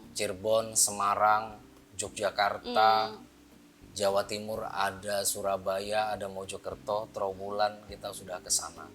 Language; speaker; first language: Indonesian; native; Indonesian